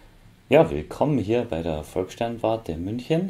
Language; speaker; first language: German; native; German